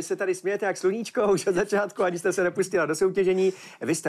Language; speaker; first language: Czech; native; Czech